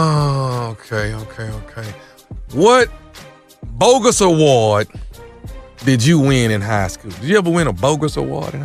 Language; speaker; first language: English; native; English